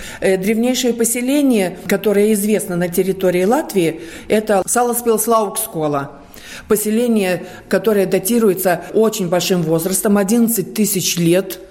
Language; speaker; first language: Russian; non-native, local second language; Latvian